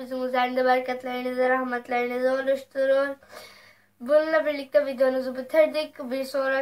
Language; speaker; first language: Turkish; non-native, fluent; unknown